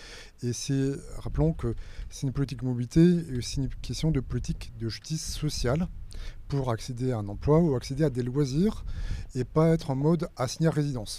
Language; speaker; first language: French; native; French